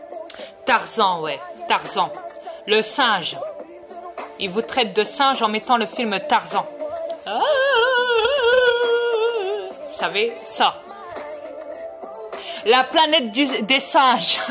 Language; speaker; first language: French; native; French